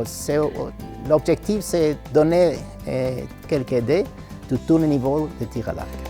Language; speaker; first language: French; non-native, learner; Spanish